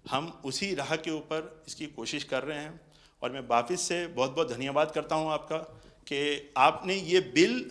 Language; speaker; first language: Hindi; non-native, local second language; Gujarati